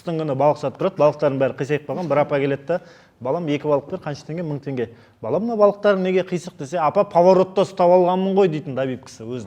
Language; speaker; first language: Kazakh; native; Kazakh